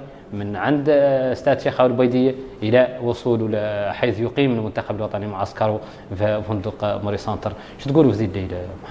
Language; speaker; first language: Arabic; native; Arabic